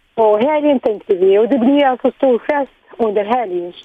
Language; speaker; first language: Swedish; non-native, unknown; Arabic